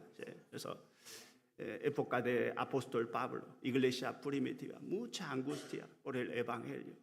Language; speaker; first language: Spanish; non-native, learner; Korean